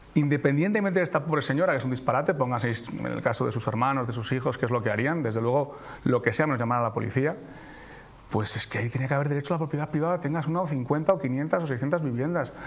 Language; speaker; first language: Spanish; native; Spanish